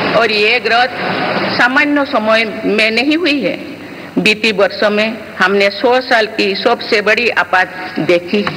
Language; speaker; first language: Hindi; non-native, local second language; Santali